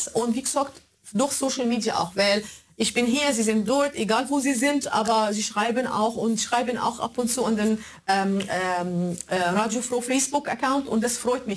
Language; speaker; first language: German; non-native, fluent; Arabic